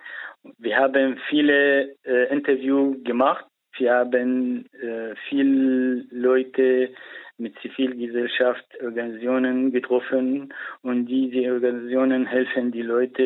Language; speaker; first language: German; non-native, learner; Arabic